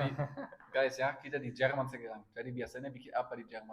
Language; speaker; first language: Indonesian; non-native, fluent; German